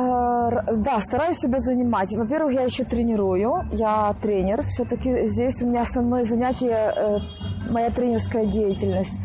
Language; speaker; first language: Russian; native; Russian